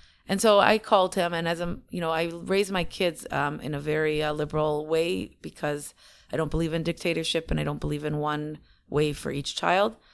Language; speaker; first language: English; native; English